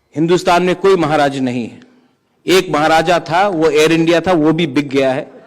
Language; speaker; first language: Hindi; non-native, local second language; Kok Borok